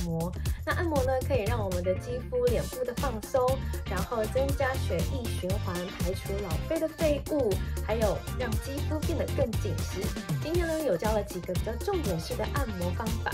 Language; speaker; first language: Chinese; native; Chinese